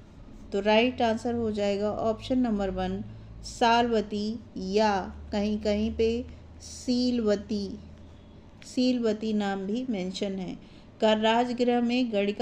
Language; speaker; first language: Hindi; native; Hindi